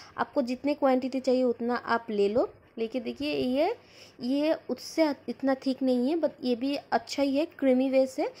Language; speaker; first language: Hindi; non-native, local second language; Bangla